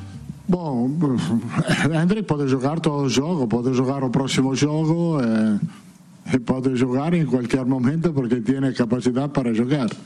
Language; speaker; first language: Portuguese; non-native, fluent; Italian